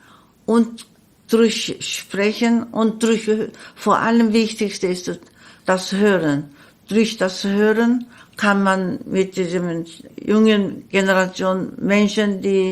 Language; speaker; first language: German; non-native, learner; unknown